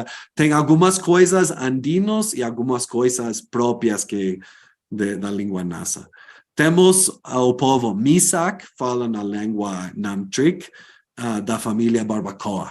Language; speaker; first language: Portuguese; non-native, fluent; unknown